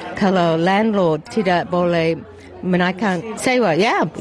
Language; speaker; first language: Indonesian; non-native, fluent; English